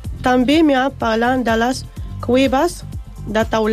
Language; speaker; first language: Catalan; non-native, learner; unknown